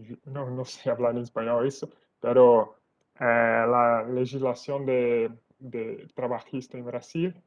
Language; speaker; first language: Spanish; non-native, fluent; Portuguese